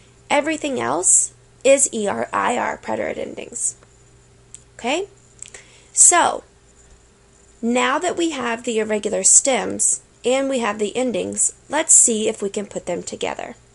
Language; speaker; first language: English; native; English